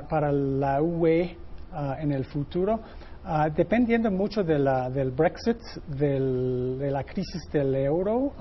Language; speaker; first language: Spanish; non-native, fluent; English